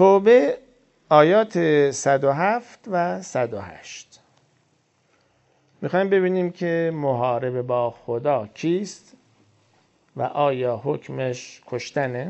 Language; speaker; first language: Persian; native; Persian